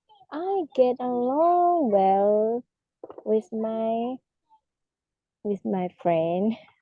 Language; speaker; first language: English; non-native, fluent; Thai